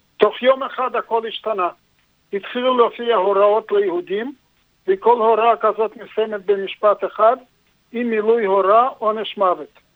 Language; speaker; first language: Hebrew; non-native, fluent; Yiddish